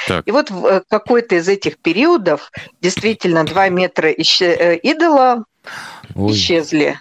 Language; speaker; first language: Russian; native; Russian